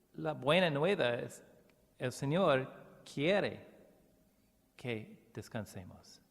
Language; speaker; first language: Spanish; non-native, learner; English